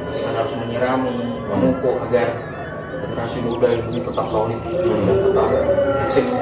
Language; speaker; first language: Indonesian; native; Indonesian